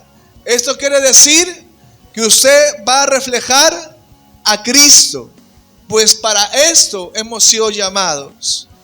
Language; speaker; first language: Spanish; native; Spanish